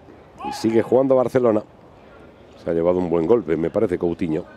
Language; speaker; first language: Spanish; native; Spanish